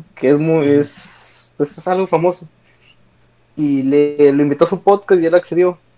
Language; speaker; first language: Spanish; native; Spanish